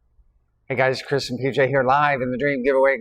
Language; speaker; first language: English; native; English